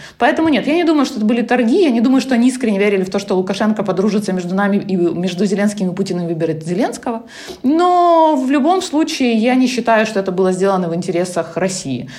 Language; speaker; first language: Russian; non-native, local second language; Ukrainian